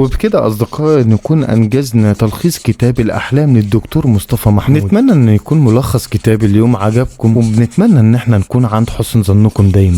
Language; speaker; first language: Arabic; native; Arabic